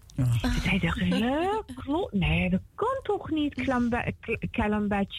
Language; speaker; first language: Dutch; non-native, fluent; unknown